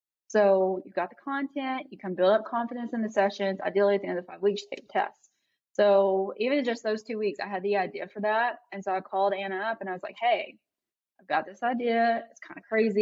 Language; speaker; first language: English; native; English